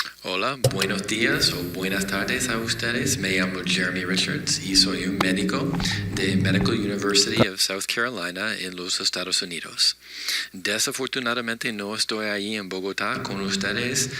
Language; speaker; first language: Spanish; non-native, learner; English